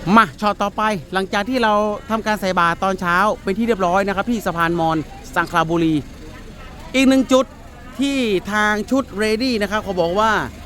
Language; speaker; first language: Thai; native; Thai